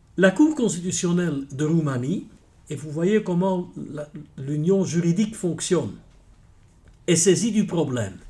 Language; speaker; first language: French; non-native, local second language; Dutch